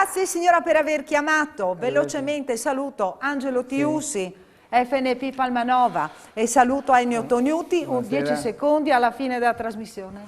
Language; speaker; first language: Italian; native; Italian